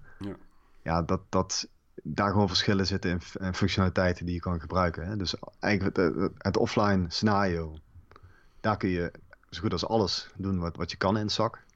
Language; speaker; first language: Dutch; native; Dutch